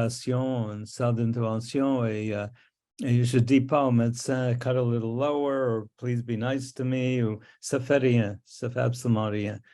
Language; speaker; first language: French; non-native, local second language; English